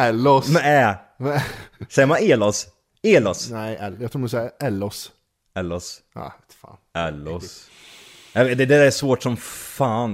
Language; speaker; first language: Swedish; native; Swedish